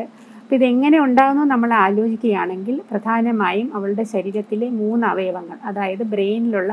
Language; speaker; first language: Malayalam; native; Malayalam